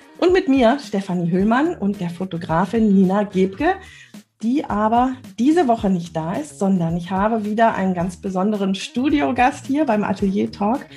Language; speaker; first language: German; native; German